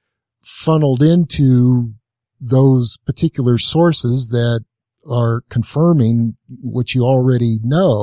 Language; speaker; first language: English; native; English